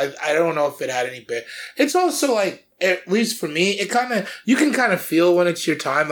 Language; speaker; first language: English; native; English